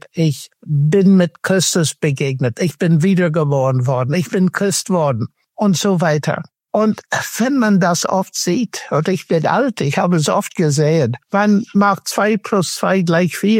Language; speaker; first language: German; non-native, fluent; English